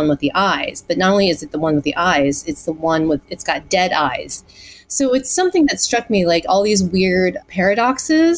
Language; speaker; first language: English; early bilingual, other home language; Chinese